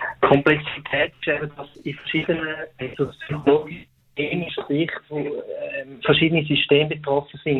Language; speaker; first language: German; native; German